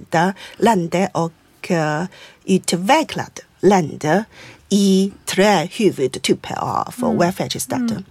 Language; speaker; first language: Swedish; non-native, fluent; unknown